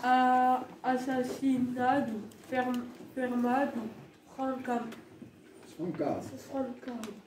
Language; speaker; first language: Italian; non-native, learner; French